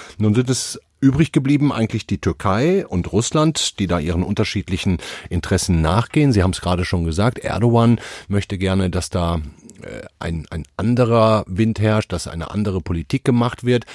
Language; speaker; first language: German; native; German